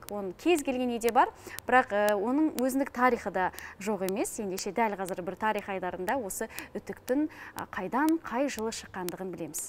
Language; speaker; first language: Kazakh; native; Kazakh